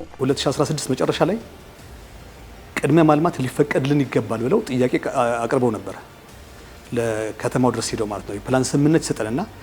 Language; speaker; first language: Amharic; native; Amharic